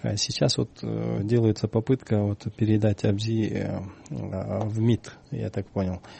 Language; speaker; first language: Russian; non-native, local second language; Kyrgyz